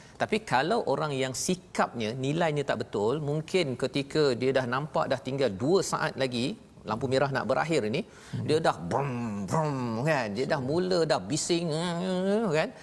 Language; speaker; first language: Malay; native; Malay